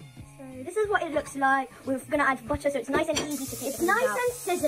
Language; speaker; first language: English; native; English